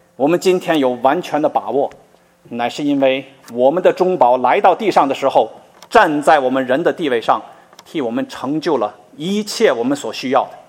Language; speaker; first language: Chinese; native; Chinese